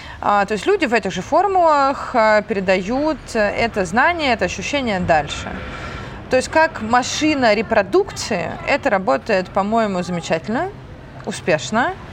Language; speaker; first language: Russian; native; Russian